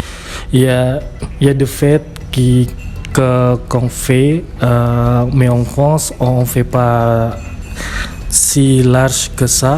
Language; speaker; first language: French; non-native, fluent; Indonesian